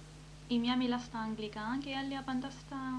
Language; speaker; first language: Greek; early bilingual, heritage; Greek